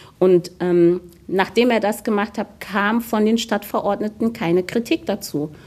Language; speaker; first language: German; early bilingual, other home language; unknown